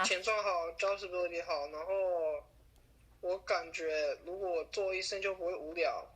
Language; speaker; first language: Chinese; early bilingual, heritage; English